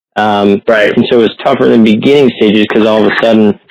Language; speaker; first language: English; native; English